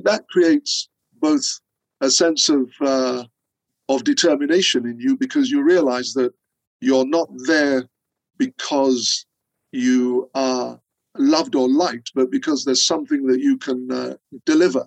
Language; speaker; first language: English; non-native, local second language; Akan